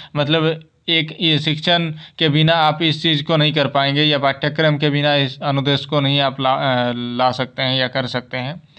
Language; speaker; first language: Hindi; native; Hindi